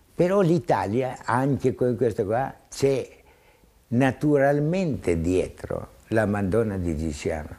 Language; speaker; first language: Italian; non-native, fluent; Greek